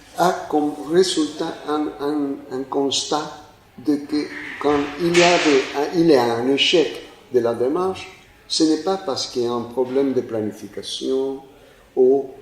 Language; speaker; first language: French; non-native, fluent; Spanish